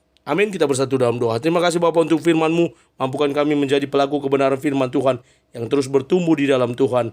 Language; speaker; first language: Indonesian; native; Indonesian